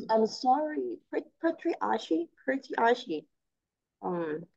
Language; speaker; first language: English; non-native, learner; Thai